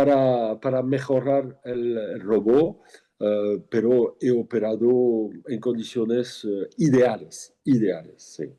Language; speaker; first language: Spanish; non-native, fluent; French